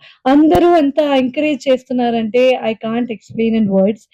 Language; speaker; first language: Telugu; non-native, fluent; Hindi